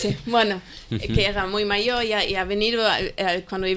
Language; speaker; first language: Spanish; non-native, fluent; German